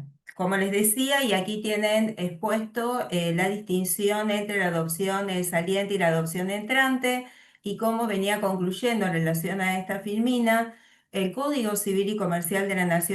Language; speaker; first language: Spanish; native; Spanish